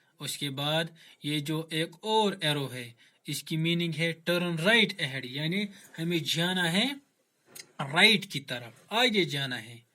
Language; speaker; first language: Urdu; non-native, local second language; Kashmiri